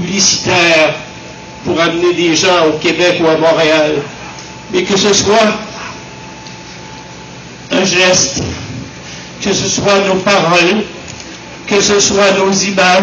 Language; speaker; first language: French; native; French